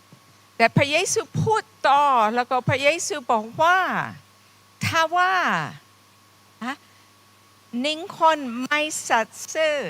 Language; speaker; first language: Thai; non-native, fluent; English